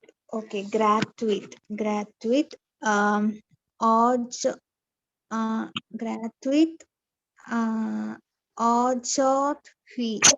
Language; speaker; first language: French; non-native, learner; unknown